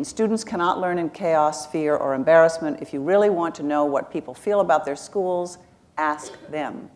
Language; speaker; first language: English; native; English